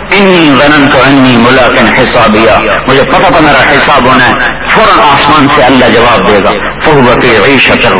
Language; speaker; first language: Urdu; non-native, local second language; Punjabi